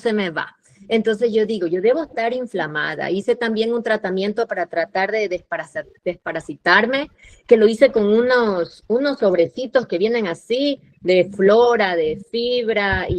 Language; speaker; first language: Spanish; native; Spanish